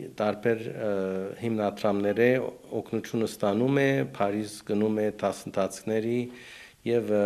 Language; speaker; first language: Armenian; early bilingual, heritage; Armenian